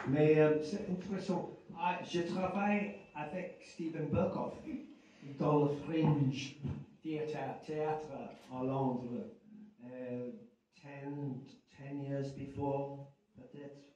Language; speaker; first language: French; non-native, learner; English